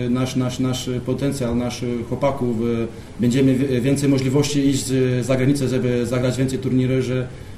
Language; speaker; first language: Polish; non-native, fluent; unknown